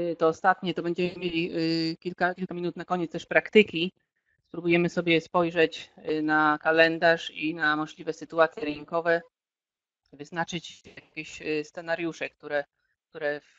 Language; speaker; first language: Polish; native; Polish